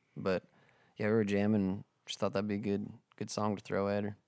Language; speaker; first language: English; native; English